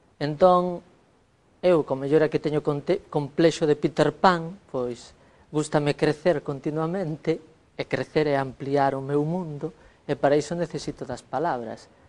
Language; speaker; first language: Galician; native; Galician